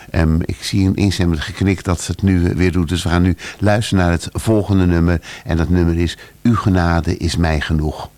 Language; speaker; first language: Dutch; native; Dutch